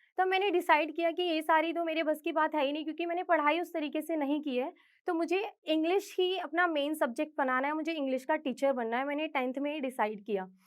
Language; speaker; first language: Hindi; native; Hindi